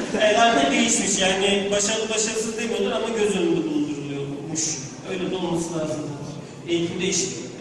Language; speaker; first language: Turkish; native; Turkish